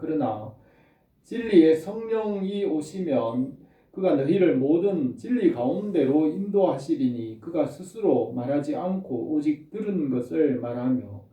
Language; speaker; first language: Korean; native; Korean